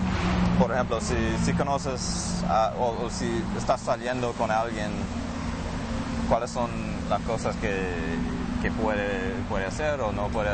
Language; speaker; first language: Spanish; non-native, fluent; English